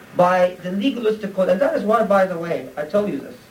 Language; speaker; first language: English; non-native, fluent; Arabic